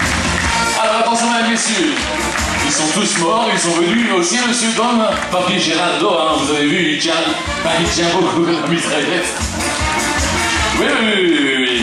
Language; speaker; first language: French; native; French